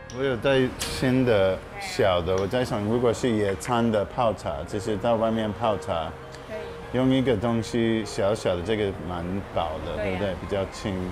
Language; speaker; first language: Chinese; non-native, fluent; English